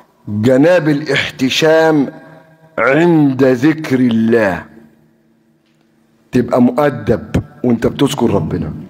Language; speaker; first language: Arabic; native; Arabic